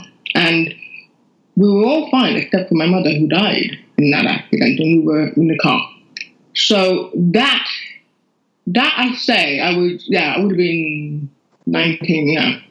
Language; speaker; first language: English; non-native, local second language; Yoruba